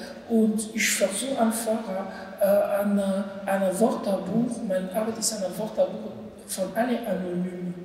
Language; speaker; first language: German; non-native, learner; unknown